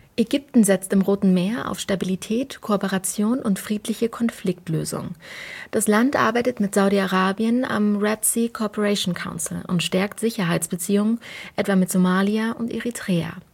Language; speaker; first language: German; native; German